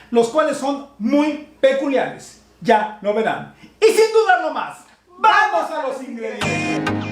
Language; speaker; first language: Spanish; native; Spanish